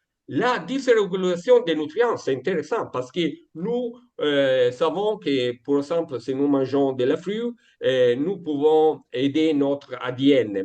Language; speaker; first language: French; non-native, fluent; Italian